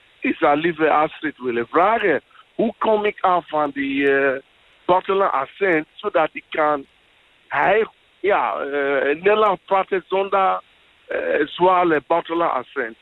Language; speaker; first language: Dutch; non-native, fluent; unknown